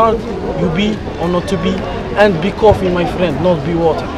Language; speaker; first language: English; non-native, learner; Arabic